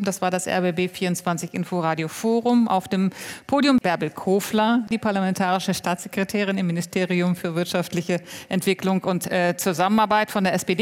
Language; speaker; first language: German; native; German